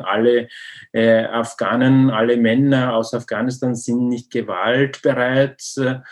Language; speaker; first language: German; non-native, learner; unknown